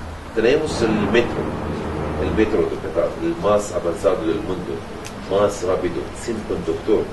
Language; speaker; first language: Spanish; non-native, learner; Arabic